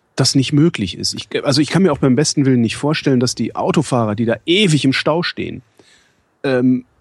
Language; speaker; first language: German; native; German